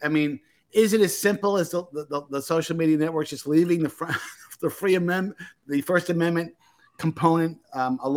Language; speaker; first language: English; native; English